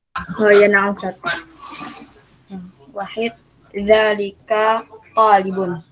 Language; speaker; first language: Arabic; non-native, learner; Indonesian